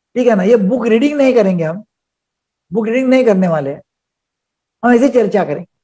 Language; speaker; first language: Hindi; non-native, local second language; Marathi